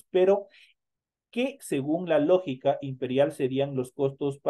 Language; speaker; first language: Spanish; native; Spanish